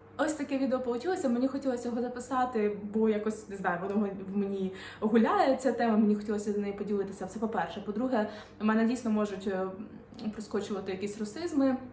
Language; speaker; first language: Ukrainian; non-native, local second language; Russian